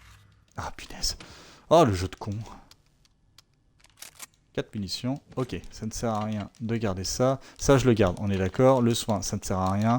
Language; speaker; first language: French; native; French